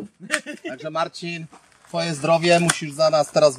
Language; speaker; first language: Polish; native; Polish